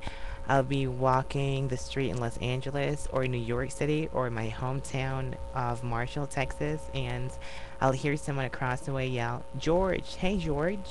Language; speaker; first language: English; native; English